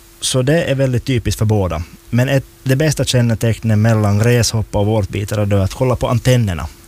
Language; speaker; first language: Swedish; native; Swedish